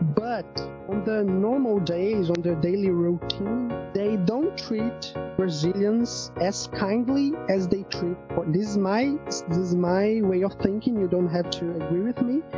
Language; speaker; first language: English; non-native, fluent; Portuguese